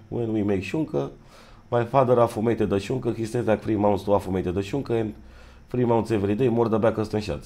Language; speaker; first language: English; non-native, learner; Romanian